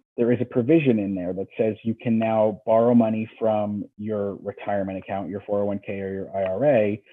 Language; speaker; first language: English; native; English